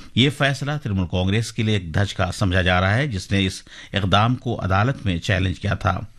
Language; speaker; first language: Urdu; native; Urdu